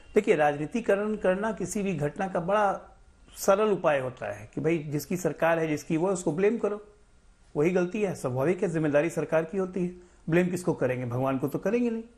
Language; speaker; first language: Hindi; native; Hindi